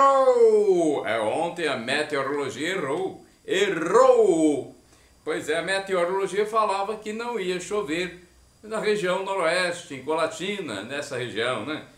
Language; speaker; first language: Portuguese; native; Portuguese